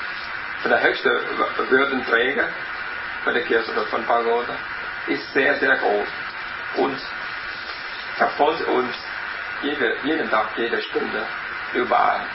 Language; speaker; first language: German; non-native, learner; Vietnamese